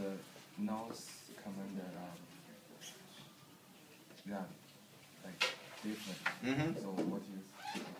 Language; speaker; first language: English; non-native, learner; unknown